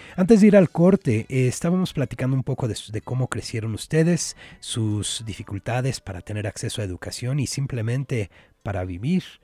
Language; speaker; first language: Spanish; early bilingual, other home language; English